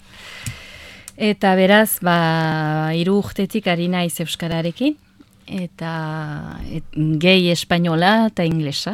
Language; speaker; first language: Basque; non-native, local second language; French